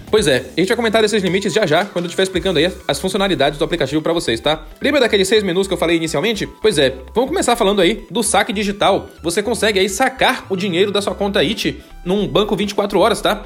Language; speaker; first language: Portuguese; native; Portuguese